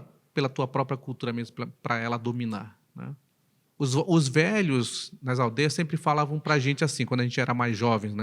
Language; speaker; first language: Portuguese; non-native, local second language; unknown